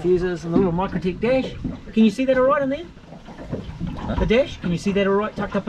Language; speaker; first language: English; native; English